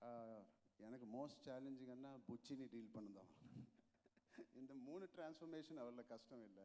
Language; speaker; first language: Tamil; non-native, local second language; Telugu